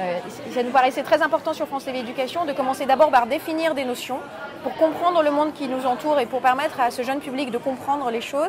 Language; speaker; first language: French; native; French